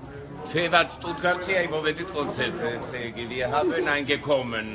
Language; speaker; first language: German; non-native, learner; Georgian